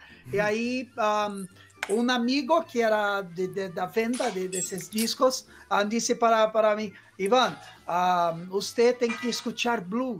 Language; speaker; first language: Spanish; non-native, fluent; Portuguese